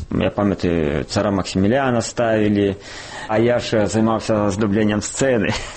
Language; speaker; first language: Belarusian; native; Belarusian